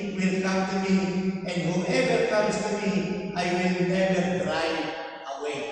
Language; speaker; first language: English; non-native, local second language; Filipino